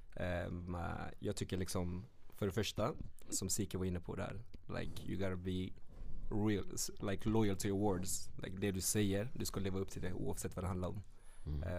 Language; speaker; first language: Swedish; early bilingual, other home language; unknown